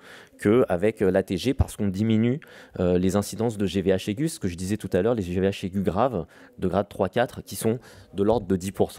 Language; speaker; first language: French; native; French